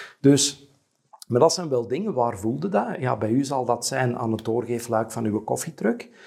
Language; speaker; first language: Dutch; native; Dutch